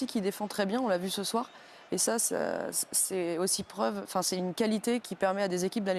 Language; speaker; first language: French; native; French